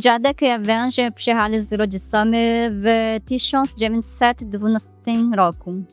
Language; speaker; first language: Polish; non-native, learner; Portuguese